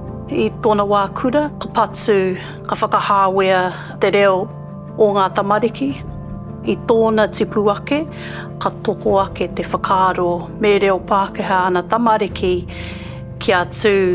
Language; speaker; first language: Māori; non-native, local second language; English